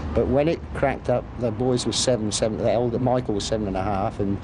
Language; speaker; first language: English; native; English